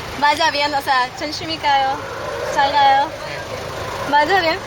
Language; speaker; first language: Korean; non-native, learner; Spanish